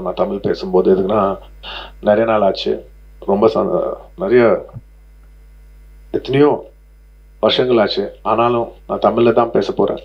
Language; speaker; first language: Tamil; non-native, local second language; Telugu